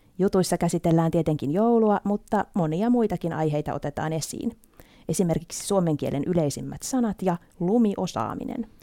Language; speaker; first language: Finnish; native; Finnish